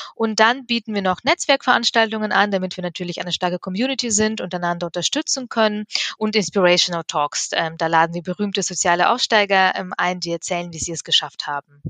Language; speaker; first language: German; early bilingual, other home language; Russian